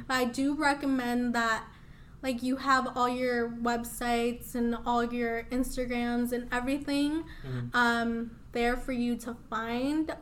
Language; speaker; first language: English; early bilingual, other home language; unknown